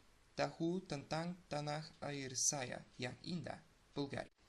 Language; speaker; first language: Indonesian; non-native, learner; Bulgarian